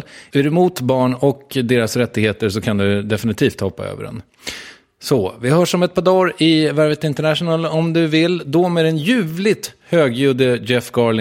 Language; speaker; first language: Swedish; native; Swedish